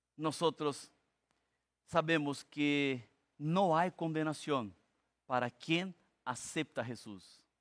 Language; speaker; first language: Spanish; non-native, fluent; Portuguese